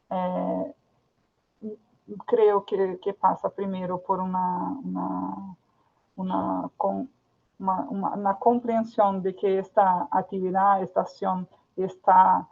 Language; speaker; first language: Spanish; non-native, fluent; Portuguese